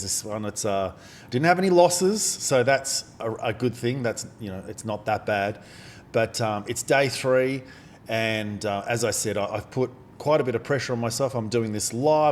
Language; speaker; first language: English; native; English